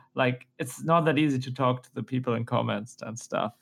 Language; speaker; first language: English; non-native, fluent; German